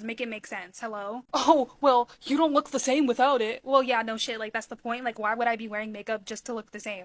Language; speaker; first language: English; native; English